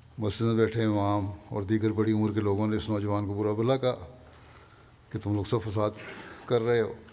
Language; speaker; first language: Urdu; native; Urdu